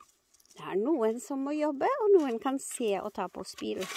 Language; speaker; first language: Norwegian; non-native, learner; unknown